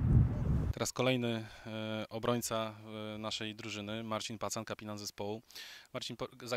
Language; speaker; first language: Polish; native; Polish